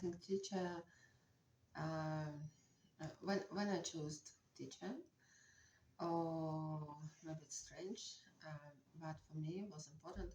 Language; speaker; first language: English; non-native, learner; Russian